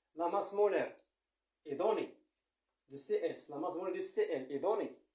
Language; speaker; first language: French; non-native, local second language; Arabic